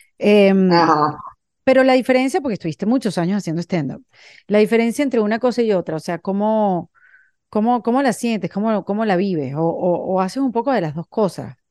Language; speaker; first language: Spanish; native; Spanish